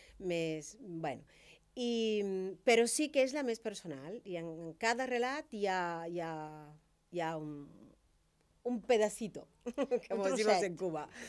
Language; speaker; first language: Catalan; non-native, fluent; Spanish